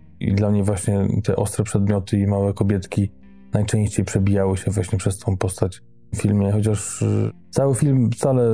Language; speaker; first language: Polish; native; Polish